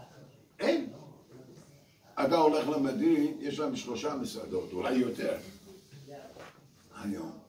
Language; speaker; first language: Hebrew; non-native, fluent; English